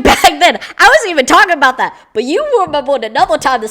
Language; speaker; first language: English; native; English